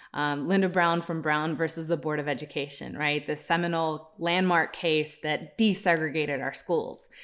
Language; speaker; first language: English; early bilingual, other home language; Hindi